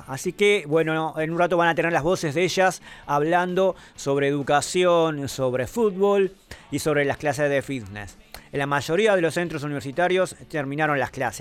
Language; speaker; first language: Spanish; native; Spanish